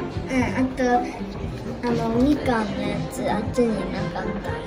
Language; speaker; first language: Japanese; early bilingual, heritage; Japanese